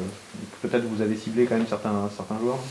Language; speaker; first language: French; native; French